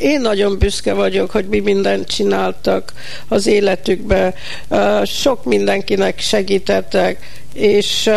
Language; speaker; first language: Hungarian; early bilingual, heritage; Hungarian